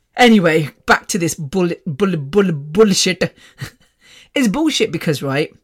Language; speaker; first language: English; native; English